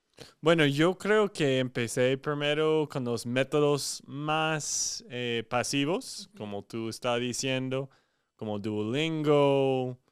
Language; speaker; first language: Spanish; non-native, fluent; English